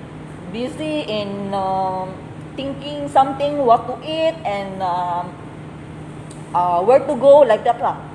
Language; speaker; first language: English; non-native, local second language; Filipino